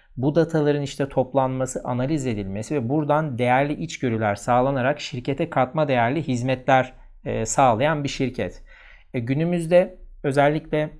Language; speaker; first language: Turkish; native; Turkish